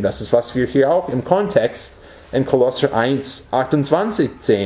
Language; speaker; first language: German; non-native, fluent; English